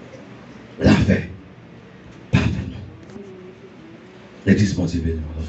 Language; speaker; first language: French; non-native, learner; Haitian Creole